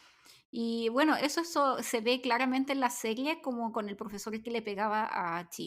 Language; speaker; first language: Spanish; native; Spanish